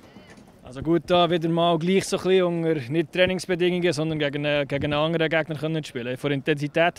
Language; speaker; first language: German; native; German